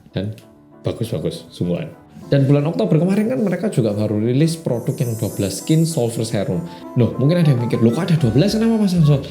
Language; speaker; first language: Indonesian; non-native, fluent; Korean